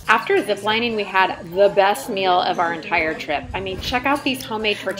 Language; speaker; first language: English; native; English